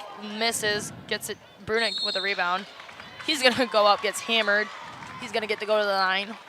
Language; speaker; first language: English; native; English